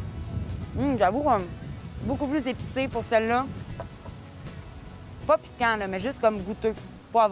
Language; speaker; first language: French; native; French